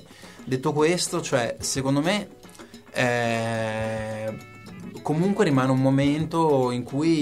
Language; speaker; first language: Italian; native; Italian